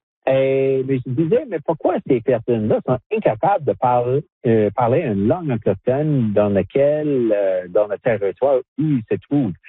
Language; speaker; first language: French; non-native, local second language; English